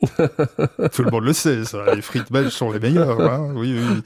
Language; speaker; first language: French; native; French